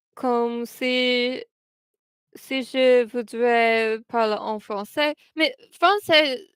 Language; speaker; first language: French; non-native, learner; English